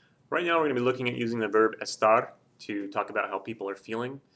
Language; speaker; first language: English; native; English